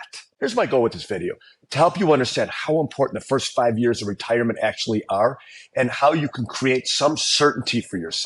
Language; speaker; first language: English; native; English